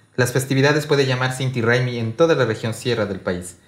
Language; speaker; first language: Spanish; native; Spanish